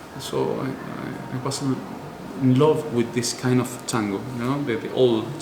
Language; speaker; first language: English; non-native, learner; Spanish